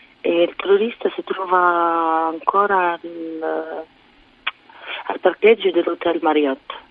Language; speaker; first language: Italian; non-native, fluent; Arabic